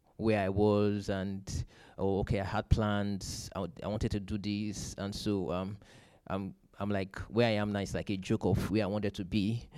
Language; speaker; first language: English; non-native, local second language; Yoruba